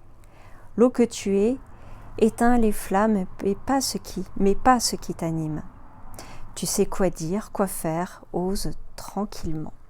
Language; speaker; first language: French; native; French